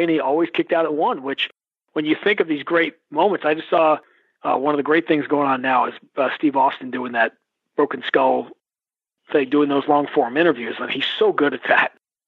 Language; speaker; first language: English; native; English